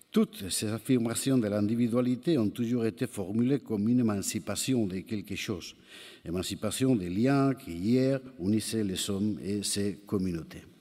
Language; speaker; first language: French; non-native, fluent; Spanish